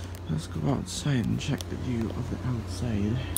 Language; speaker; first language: English; native; English